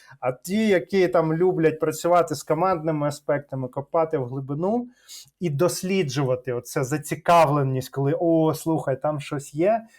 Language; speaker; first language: Ukrainian; non-native, local second language; Russian